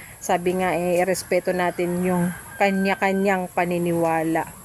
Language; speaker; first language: Filipino; non-native, local second language; Bikol